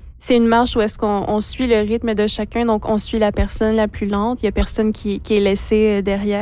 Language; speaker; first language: French; native; French